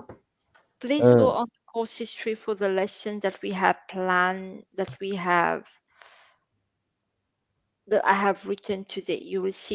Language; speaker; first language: English; non-native, fluent; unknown